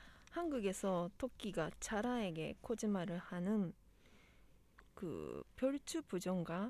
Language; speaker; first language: Korean; non-native, fluent; Japanese